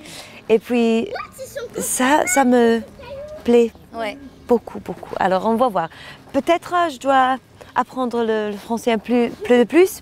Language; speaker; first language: French; non-native, learner; German